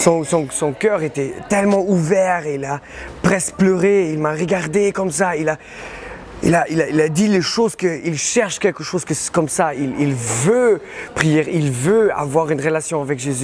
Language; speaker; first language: French; non-native, learner; German